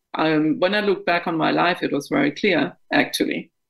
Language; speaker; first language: English; non-native, fluent; Danish